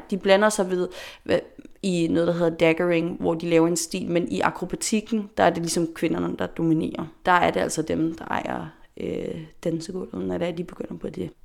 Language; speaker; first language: Danish; non-native, local second language; Faroese